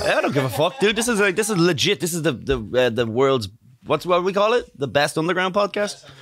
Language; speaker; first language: English; native; English